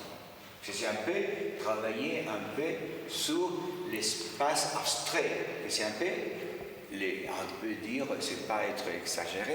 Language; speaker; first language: French; non-native, fluent; Spanish